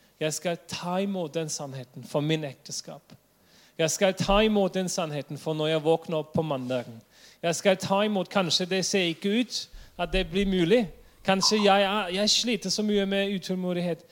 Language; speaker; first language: Norwegian; non-native, fluent; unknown